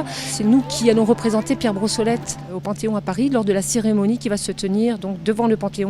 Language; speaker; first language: French; native; French